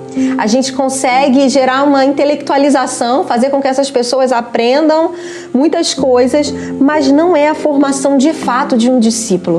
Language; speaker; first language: Portuguese; native; Portuguese